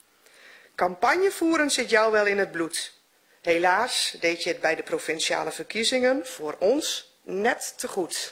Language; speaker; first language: Dutch; native; Dutch